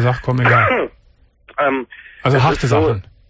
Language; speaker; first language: German; native; German